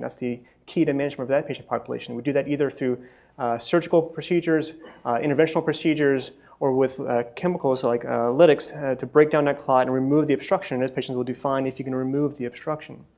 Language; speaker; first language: English; native; English